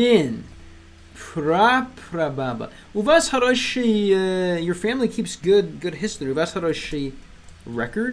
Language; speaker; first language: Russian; non-native, learner; English